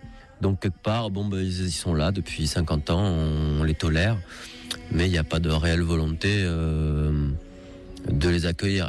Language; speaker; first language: French; native; French